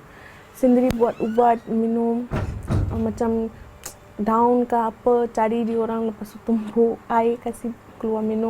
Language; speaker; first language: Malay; non-native, fluent; Rohingya